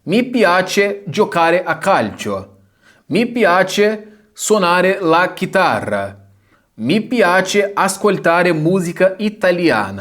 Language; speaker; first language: Italian; non-native, fluent; Portuguese